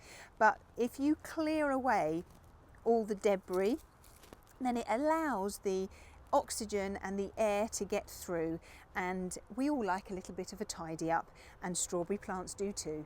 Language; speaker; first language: English; native; English